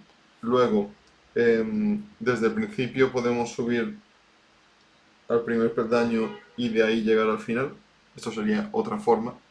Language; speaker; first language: Spanish; native; Spanish